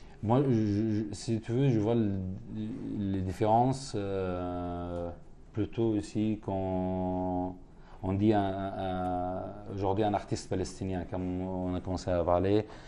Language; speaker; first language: French; non-native, fluent; Arabic